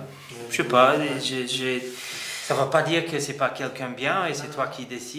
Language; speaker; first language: French; non-native, fluent; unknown